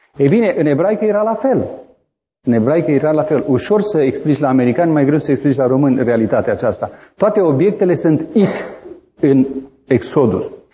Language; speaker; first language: Romanian; native; Romanian